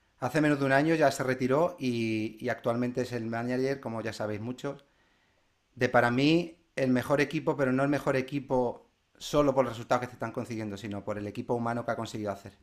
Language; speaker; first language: Spanish; native; Spanish